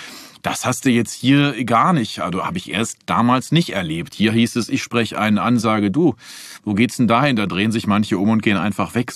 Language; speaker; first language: German; native; German